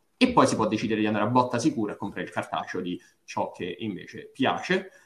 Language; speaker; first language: Italian; native; Italian